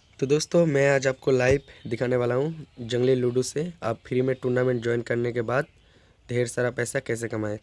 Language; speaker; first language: Hindi; non-native, local second language; Bangla